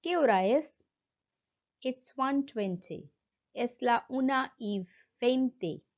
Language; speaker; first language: Spanish; non-native, fluent; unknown